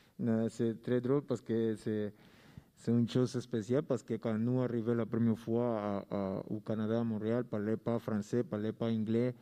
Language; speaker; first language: French; non-native, learner; Spanish